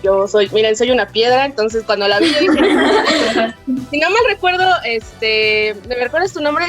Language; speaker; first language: Spanish; native; Spanish